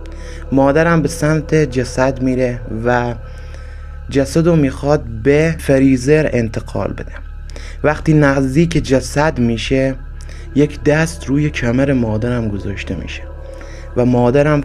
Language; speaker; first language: Persian; native; Persian